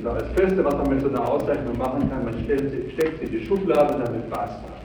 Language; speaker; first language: German; native; German